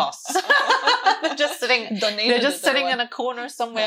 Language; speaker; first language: English; native; English